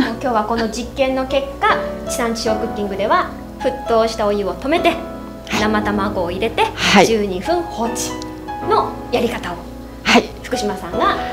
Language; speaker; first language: Japanese; native; Japanese